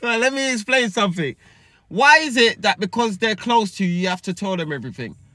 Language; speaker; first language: English; native; English